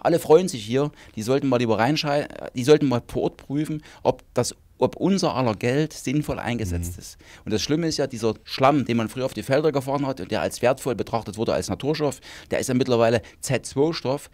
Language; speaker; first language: German; native; German